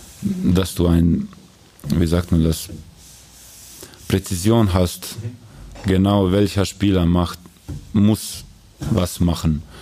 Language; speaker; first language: German; non-native, learner; Croatian